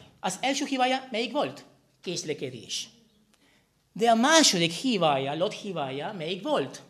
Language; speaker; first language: Hungarian; non-native, fluent; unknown